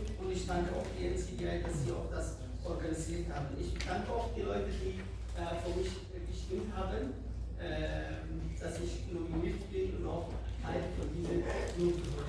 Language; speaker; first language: German; non-native, fluent; Somali